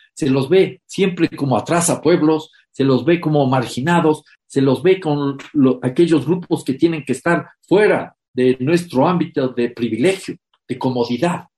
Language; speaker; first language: Spanish; native; Spanish